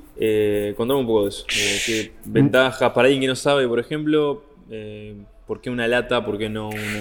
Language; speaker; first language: Spanish; native; Spanish